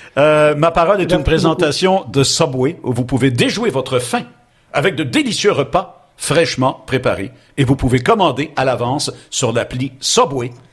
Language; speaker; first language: French; native; French